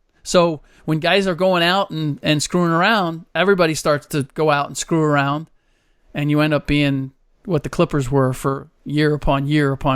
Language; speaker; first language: English; native; English